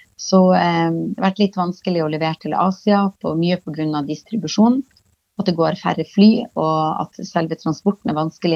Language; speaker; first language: Norwegian; native; Norwegian